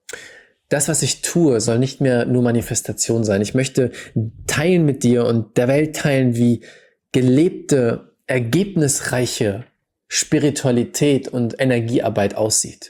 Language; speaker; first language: German; native; German